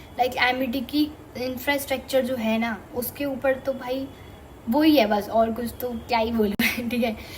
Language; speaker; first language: Hindi; native; Hindi